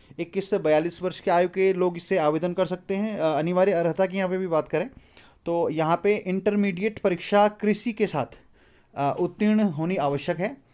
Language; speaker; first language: Hindi; native; Hindi